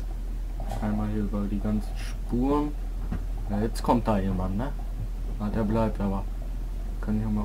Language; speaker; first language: German; native; German